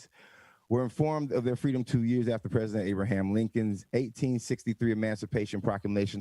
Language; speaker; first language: English; native; English